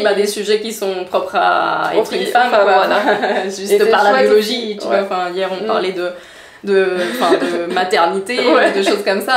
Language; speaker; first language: French; native; French